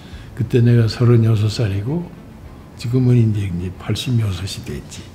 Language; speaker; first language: Korean; native; Korean